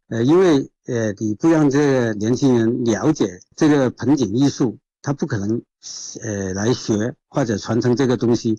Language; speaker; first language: Chinese; non-native, local second language; Cantonese